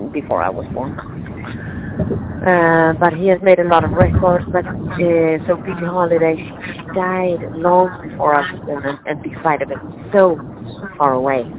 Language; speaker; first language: English; non-native, fluent; Swedish